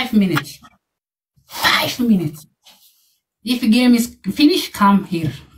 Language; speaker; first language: English; non-native, learner; Amharic